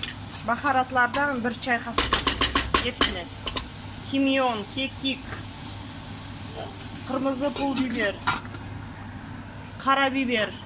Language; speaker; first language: Turkish; non-native, fluent; Kazakh